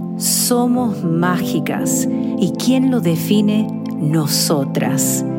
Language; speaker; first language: Spanish; early bilingual, heritage; Spanish